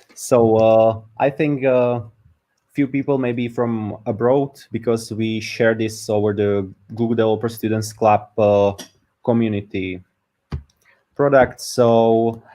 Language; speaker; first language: English; non-native, fluent; Slovak